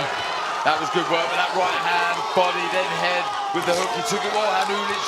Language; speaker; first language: English; native; English